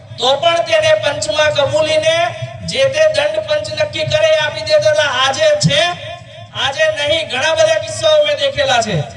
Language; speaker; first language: Gujarati; non-native, local second language; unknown